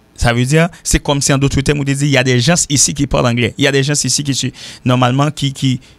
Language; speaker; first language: French; native; French